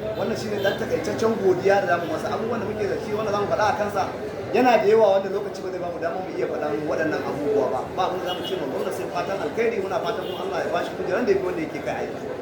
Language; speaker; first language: Hausa; native; Hausa